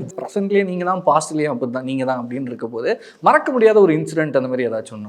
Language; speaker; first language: Tamil; native; Tamil